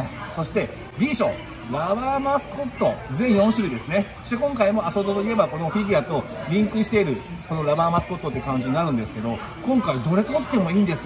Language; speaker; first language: Japanese; native; Japanese